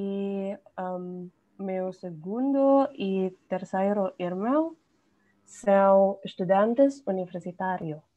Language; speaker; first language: Portuguese; non-native, learner; Indonesian